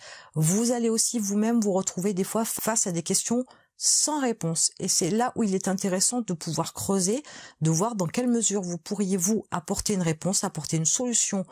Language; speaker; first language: French; native; French